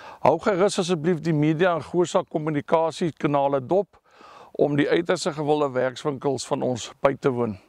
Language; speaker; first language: Afrikaans; native; Afrikaans